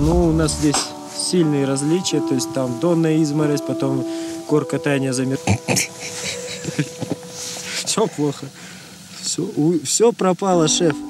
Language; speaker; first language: Russian; native; Russian